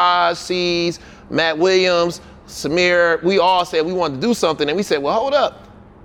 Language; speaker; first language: English; native; English